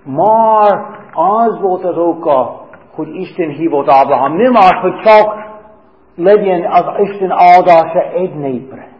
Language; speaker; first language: Hungarian; non-native, fluent; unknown